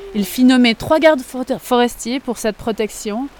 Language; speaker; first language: French; native; French